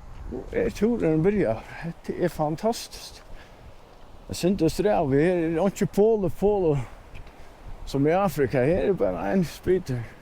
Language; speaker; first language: Swedish; non-native, learner; Faroese